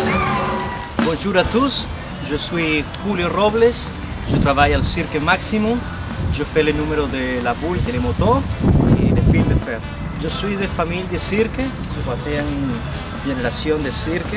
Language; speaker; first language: French; non-native, learner; Spanish